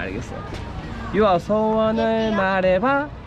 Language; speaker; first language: Korean; native; Korean